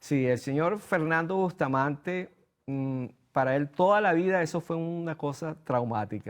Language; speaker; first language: Spanish; native; Spanish